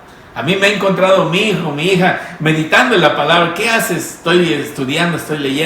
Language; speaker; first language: Spanish; native; Spanish